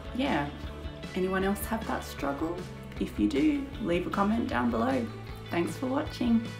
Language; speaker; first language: English; native; English